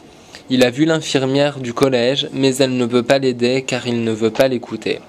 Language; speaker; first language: French; non-native, learner; English